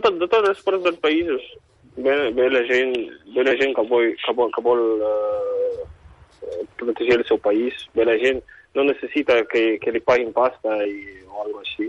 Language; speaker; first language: Catalan; non-native, fluent; Ukrainian